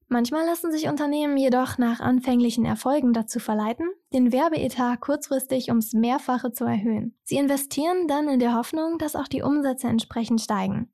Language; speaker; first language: German; native; German